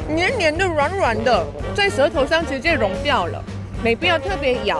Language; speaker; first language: Chinese; non-native, fluent; Korean